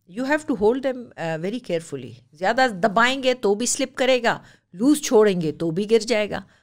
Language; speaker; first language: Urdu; non-native, local second language; Pashto